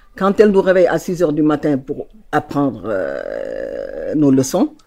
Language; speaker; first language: French; non-native, local second language; Wolof